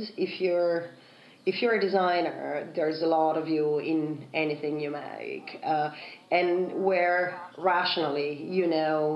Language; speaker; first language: English; non-native, fluent; Italian